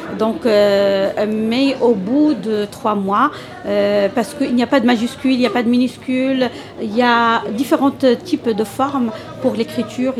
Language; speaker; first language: French; non-native, local second language; Arabic